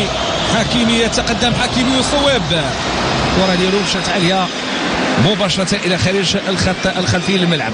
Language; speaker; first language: Arabic; native; Arabic